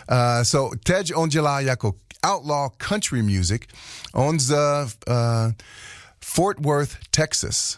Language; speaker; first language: Czech; non-native, learner; English